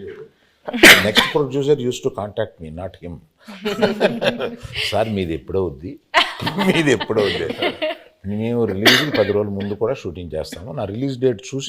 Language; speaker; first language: Telugu; native; Telugu